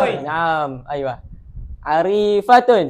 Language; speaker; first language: Arabic; non-native, learner; Malay